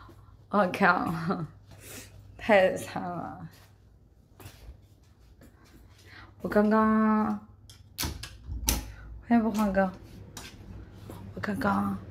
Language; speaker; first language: Chinese; native; Chinese